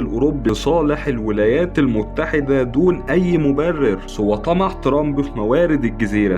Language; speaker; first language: Arabic; native; Arabic